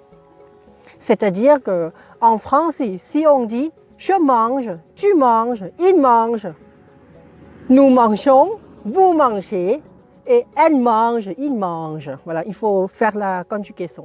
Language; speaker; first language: French; non-native, fluent; Thai